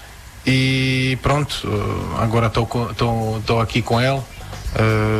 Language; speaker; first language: Portuguese; non-native, fluent; Croatian